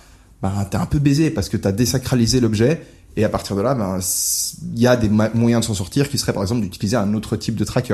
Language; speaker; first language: French; native; French